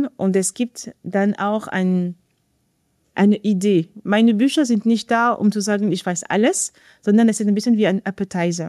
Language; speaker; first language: German; non-native, fluent; French